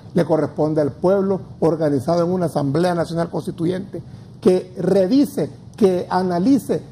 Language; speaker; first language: Spanish; native; Spanish